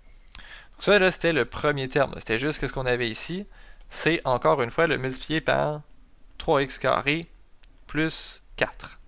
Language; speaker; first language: French; native; French